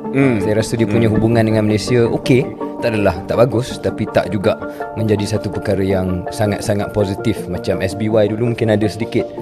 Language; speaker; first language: Malay; native; Malay